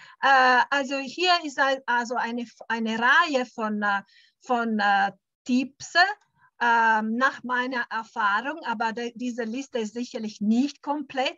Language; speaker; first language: German; non-native, fluent; Italian